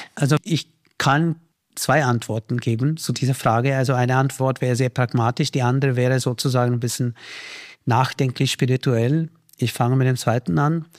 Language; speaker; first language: German; non-native, fluent; Hindi